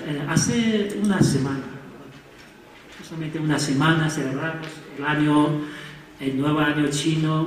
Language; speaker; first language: Spanish; non-native, fluent; Chinese